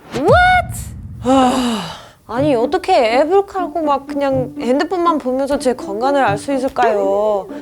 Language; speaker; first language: Korean; non-native, fluent; Spanish